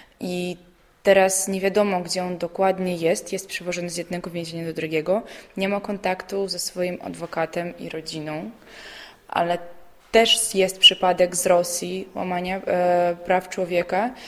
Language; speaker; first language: Polish; non-native, fluent; Belarusian